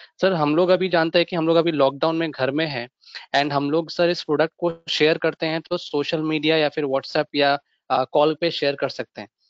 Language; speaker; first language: Hindi; native; Hindi